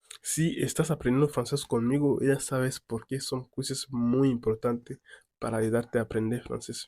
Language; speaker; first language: Spanish; non-native, fluent; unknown